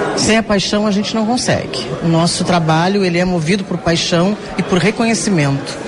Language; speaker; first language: Portuguese; native; Portuguese